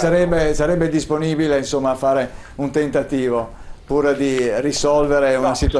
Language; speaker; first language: Italian; native; Italian